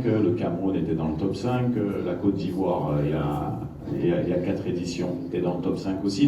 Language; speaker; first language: French; native; French